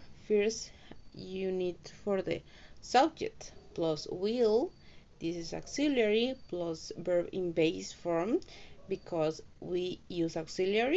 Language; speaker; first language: English; non-native, learner; Spanish